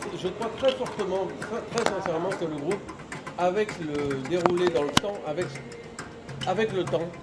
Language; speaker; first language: French; native; French